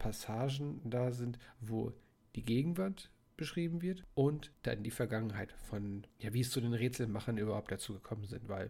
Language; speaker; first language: German; native; German